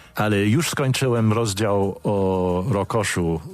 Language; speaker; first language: Polish; non-native, fluent; English